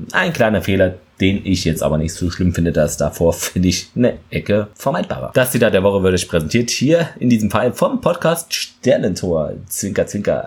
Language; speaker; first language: German; native; German